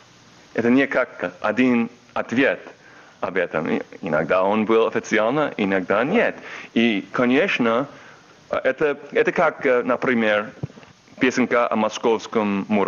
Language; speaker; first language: Russian; non-native, fluent; English